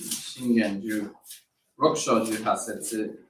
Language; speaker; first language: Japanese; non-native, learner; English